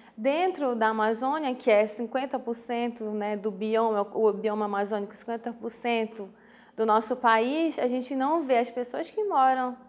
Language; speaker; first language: Portuguese; native; Portuguese